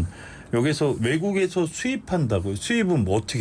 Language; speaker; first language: Korean; native; Korean